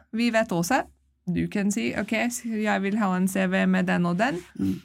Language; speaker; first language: Norwegian; non-native, fluent; English